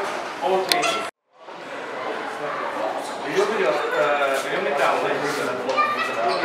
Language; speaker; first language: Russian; non-native, learner; Bulgarian